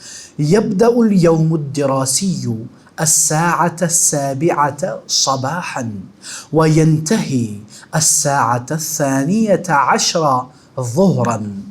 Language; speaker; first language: Arabic; non-native, fluent; Urdu